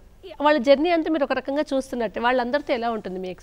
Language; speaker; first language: Telugu; native; Telugu